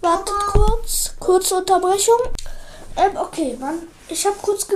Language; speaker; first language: German; native; German